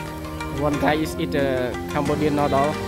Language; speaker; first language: English; non-native, learner; Vietnamese